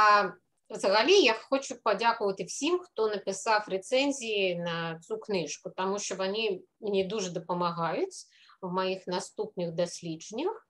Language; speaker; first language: Ukrainian; non-native, fluent; Russian